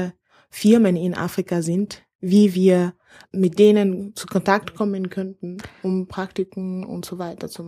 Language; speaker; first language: German; non-native, fluent; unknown